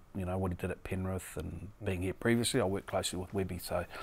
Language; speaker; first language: English; native; English